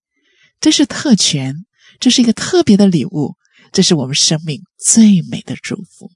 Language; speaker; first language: Chinese; native; Chinese